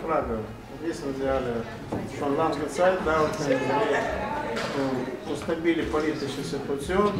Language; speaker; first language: German; non-native, learner; Russian